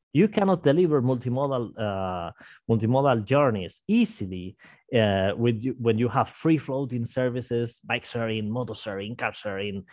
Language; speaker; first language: English; non-native, fluent; Spanish